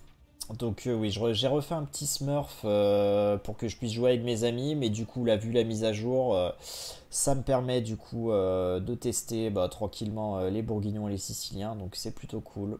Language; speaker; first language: French; native; French